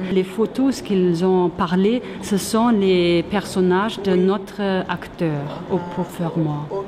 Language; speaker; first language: French; non-native, fluent; German